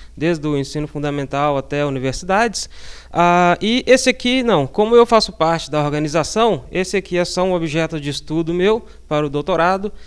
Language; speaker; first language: Portuguese; native; Portuguese